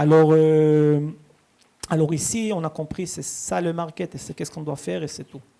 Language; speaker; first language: French; early bilingual, heritage; Hebrew